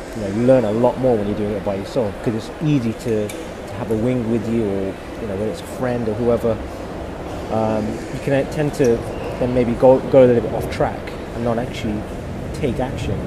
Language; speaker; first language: English; native; English